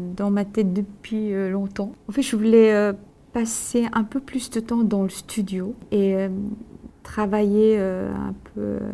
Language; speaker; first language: French; non-native, fluent; Korean